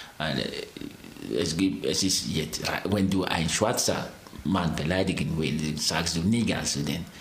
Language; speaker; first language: German; non-native, fluent; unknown